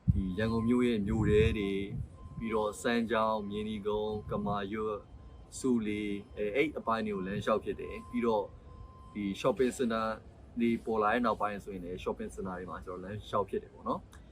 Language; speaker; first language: Burmese; native; Burmese